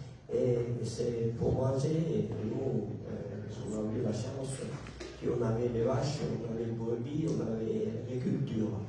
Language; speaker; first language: French; non-native, local second language; Italian